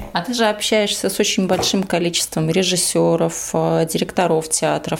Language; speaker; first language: Russian; native; Russian